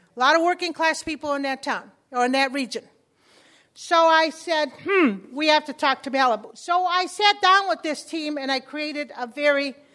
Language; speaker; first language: English; early bilingual, other home language; Spanish